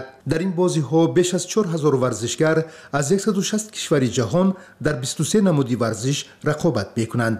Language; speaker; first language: Persian; native; Persian